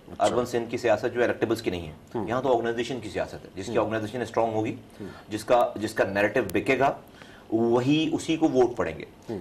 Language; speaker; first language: Urdu; native; Urdu